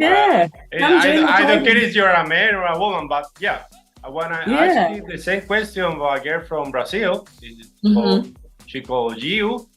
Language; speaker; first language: English; non-native, learner; Spanish